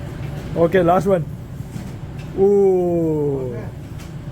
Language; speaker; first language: English; non-native, learner; Tibetan